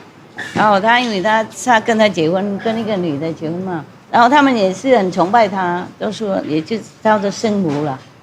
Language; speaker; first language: Chinese; non-native, fluent; Vietnamese